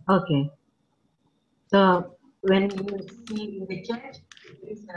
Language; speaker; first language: English; non-native, learner; Indonesian